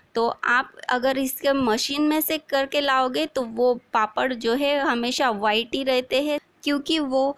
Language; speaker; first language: Hindi; non-native, local second language; Marathi